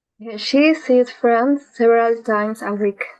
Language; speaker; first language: English; non-native, learner; Spanish